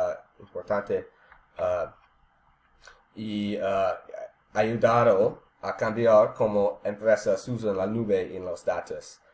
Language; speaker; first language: Spanish; non-native, learner; English